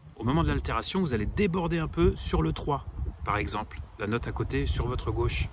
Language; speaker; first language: French; native; French